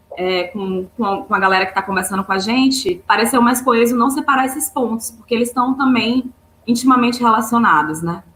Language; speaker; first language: Portuguese; native; Portuguese